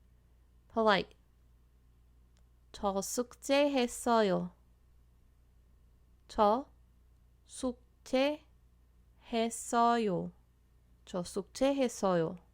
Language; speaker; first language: Korean; non-native, fluent; English